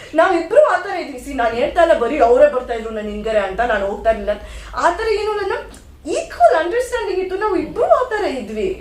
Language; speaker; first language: Kannada; non-native, learner; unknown